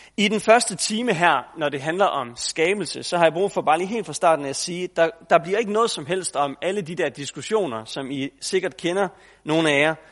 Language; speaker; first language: Danish; native; Danish